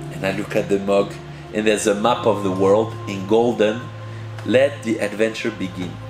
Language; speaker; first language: English; early bilingual, heritage; French